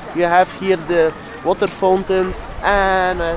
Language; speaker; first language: English; non-native, learner; Dutch